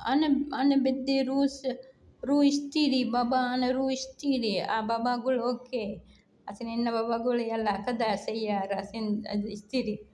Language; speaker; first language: Arabic; non-native, learner; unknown